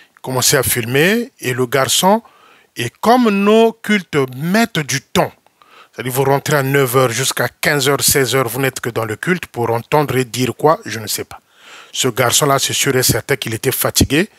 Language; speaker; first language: French; non-native, local second language; Lingala